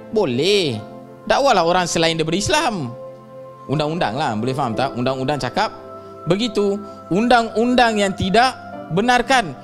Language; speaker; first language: Malay; non-native, local second language; Tamil